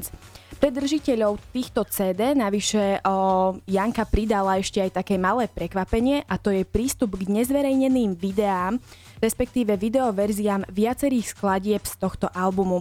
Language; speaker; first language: Slovak; native; Slovak